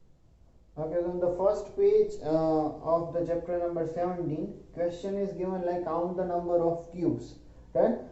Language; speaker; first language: English; non-native, local second language; Hindi